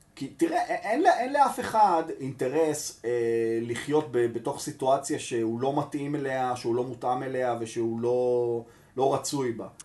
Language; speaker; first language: Hebrew; native; Hebrew